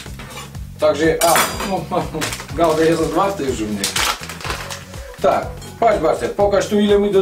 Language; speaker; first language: Polish; non-native, learner; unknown